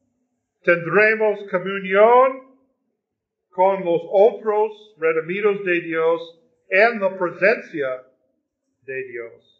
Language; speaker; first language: Spanish; non-native, fluent; English